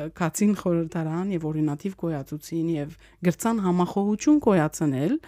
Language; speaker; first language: Armenian; early bilingual, heritage; Armenian